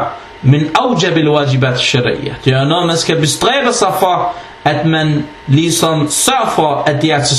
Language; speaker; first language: Danish; early bilingual, other home language; Arabic